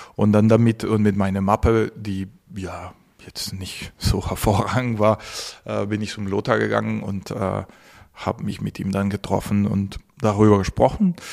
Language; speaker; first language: German; non-native, fluent; Spanish